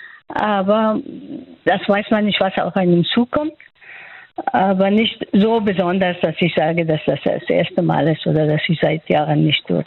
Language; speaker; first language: German; non-native, fluent; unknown